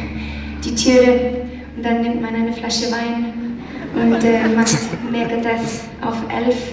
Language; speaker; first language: German; non-native, fluent; Icelandic